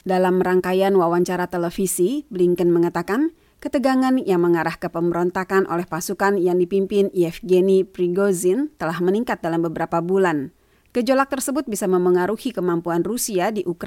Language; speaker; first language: Indonesian; native; Indonesian